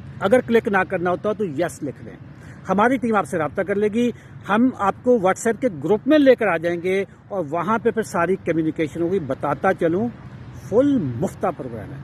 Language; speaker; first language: Urdu; native; Urdu